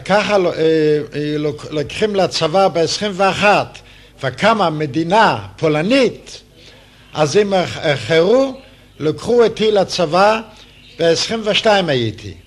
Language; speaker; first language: Hebrew; non-native, fluent; Yiddish